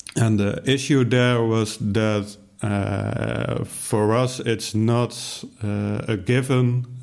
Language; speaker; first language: English; non-native, fluent; Dutch